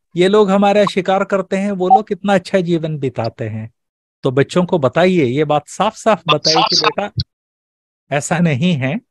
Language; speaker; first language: Hindi; non-native, local second language; Malayalam